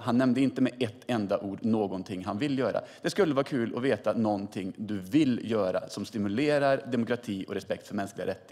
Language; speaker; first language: Swedish; native; Swedish